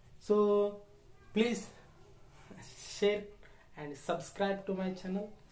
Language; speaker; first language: English; non-native, local second language; Kannada